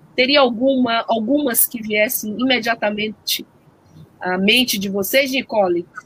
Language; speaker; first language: Portuguese; native; Portuguese